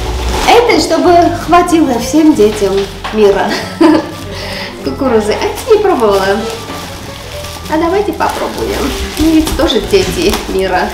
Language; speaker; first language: Russian; non-native, fluent; Armenian